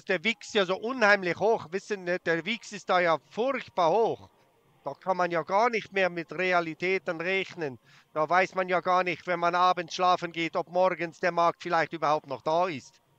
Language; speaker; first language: German; native; German